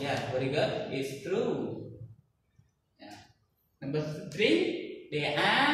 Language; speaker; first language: English; non-native, learner; Khmer